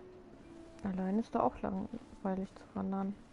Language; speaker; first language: German; native; German